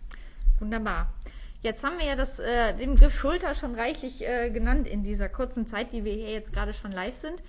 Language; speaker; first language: German; native; German